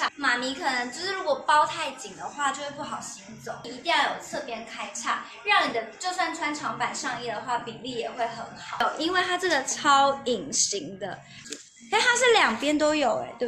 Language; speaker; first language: Chinese; native; Chinese